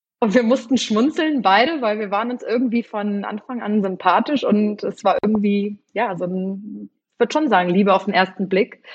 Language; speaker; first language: German; early bilingual, other home language; Polish